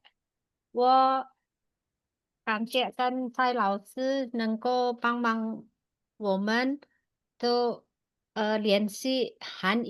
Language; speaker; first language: Chinese; non-native, learner; Indonesian